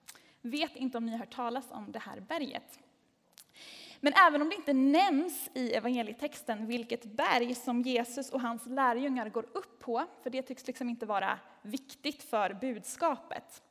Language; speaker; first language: Swedish; native; Swedish